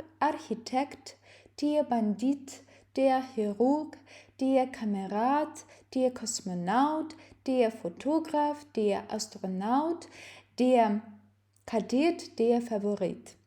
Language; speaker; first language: German; non-native, fluent; Ukrainian